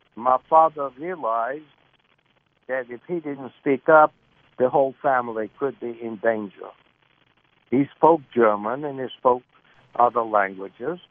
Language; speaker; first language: English; early bilingual, other home language; Lithuanian